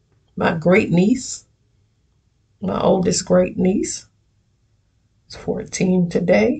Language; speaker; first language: English; native; English